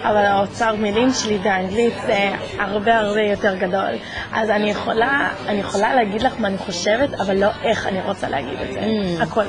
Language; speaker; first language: Hebrew; non-native, learner; English